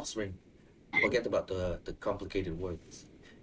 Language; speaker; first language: English; non-native, fluent; Vietnamese